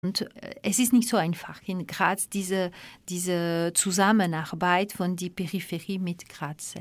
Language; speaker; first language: German; non-native, fluent; French